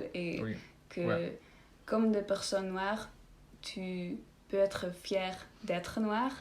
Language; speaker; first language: French; non-native, learner; Dutch